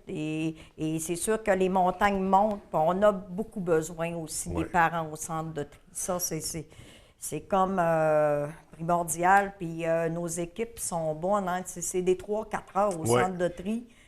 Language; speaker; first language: French; native; French